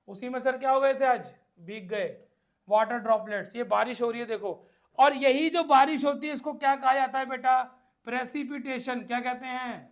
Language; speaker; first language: Hindi; native; Hindi